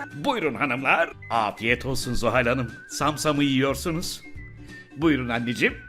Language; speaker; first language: Turkish; native; Turkish